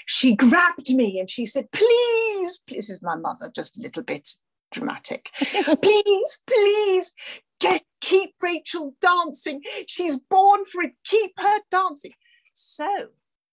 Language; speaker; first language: English; native; English